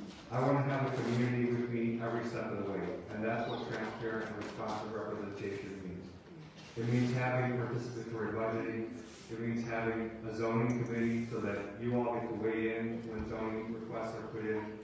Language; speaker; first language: English; early bilingual, other home language; Spanish